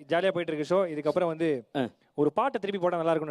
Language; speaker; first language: Tamil; native; Tamil